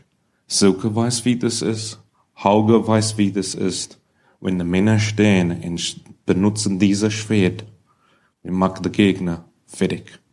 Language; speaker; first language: German; non-native, learner; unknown